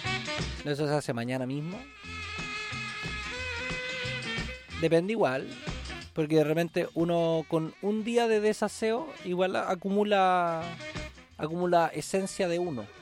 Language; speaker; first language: Spanish; native; Spanish